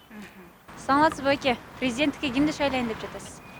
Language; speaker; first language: Kyrgyz; native; Kyrgyz